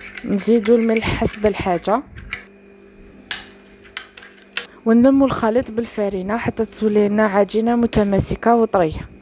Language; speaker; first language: Arabic; native; Arabic